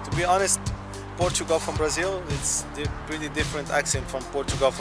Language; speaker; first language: English; non-native, learner; Portuguese